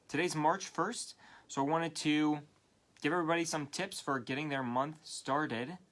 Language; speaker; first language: English; native; English